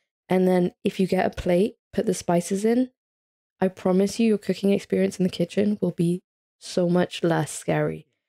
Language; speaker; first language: English; early bilingual, other home language; Hindi